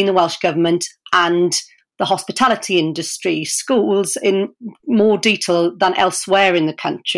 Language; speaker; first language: English; native; English